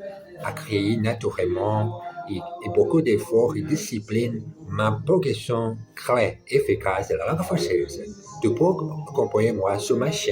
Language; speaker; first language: French; non-native, learner; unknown